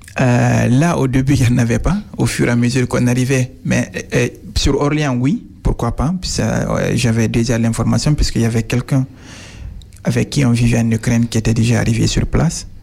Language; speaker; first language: French; non-native, local second language; Fula